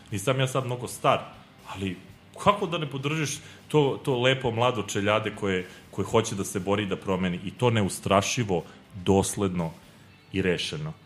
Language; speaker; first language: Serbian; native; Serbian